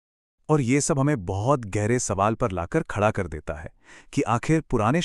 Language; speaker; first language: Hindi; native; Hindi